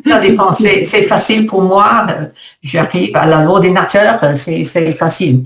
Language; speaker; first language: French; non-native, learner; English